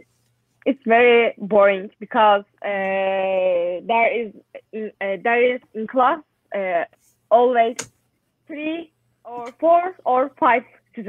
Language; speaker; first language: English; non-native, learner; Turkish